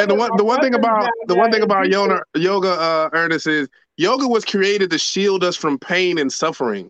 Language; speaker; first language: English; native; English